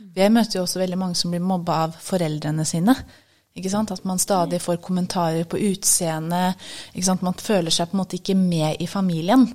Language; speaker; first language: Norwegian; native; Norwegian